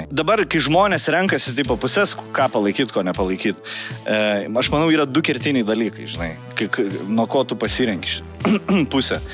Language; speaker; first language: Lithuanian; native; Lithuanian